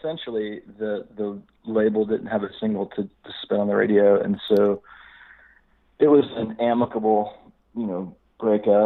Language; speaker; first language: English; native; English